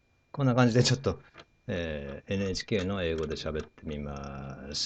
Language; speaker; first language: Japanese; native; Japanese